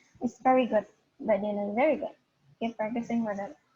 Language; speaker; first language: English; non-native, fluent; Indonesian